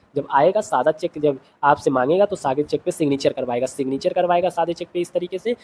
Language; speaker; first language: Hindi; native; Hindi